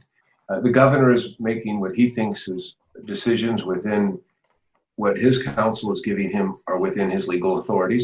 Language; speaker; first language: English; native; English